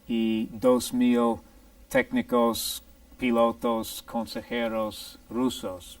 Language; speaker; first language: Spanish; non-native, fluent; English